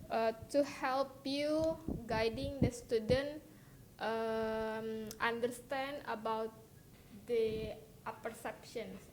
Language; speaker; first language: English; non-native, local second language; Indonesian